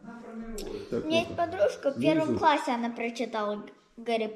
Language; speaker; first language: Russian; early bilingual, heritage; Russian